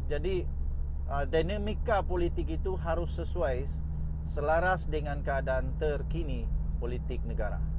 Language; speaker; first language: Malay; non-native, local second language; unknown